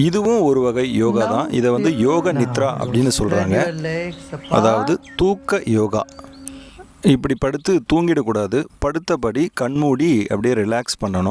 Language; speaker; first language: Tamil; native; Tamil